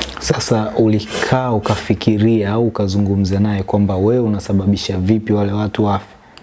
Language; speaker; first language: Swahili; native; Swahili